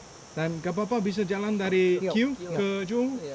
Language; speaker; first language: Indonesian; non-native, learner; Danish